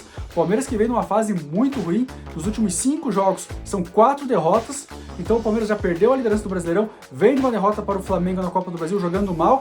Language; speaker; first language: Portuguese; native; Portuguese